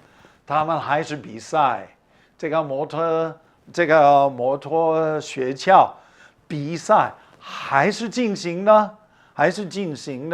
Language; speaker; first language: Chinese; non-native, fluent; English